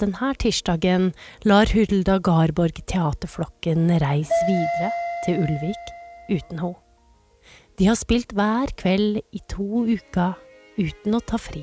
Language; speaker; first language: Norwegian; native; Norwegian